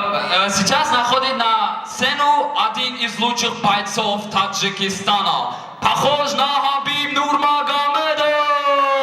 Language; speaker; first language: Russian; non-native, learner; Tajik